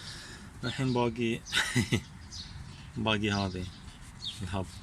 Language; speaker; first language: Arabic; native; Arabic